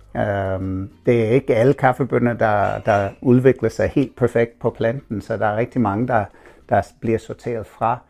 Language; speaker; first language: Danish; non-native, fluent; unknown